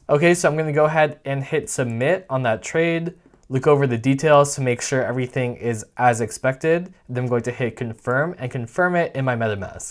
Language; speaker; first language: English; native; English